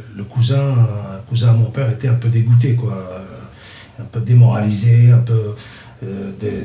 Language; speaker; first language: French; non-native, local second language; Kabyle